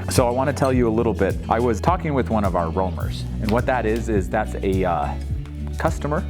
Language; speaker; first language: English; native; English